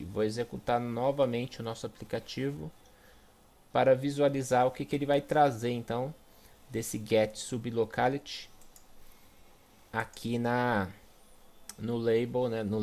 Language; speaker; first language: Portuguese; native; Portuguese